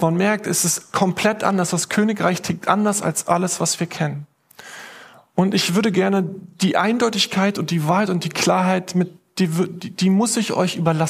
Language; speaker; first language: German; native; German